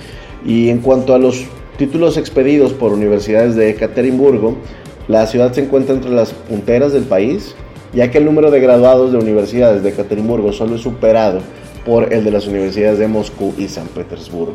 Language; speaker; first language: Spanish; native; Spanish